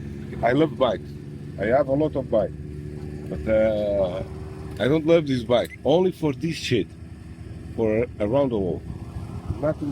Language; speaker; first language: English; non-native, learner; Portuguese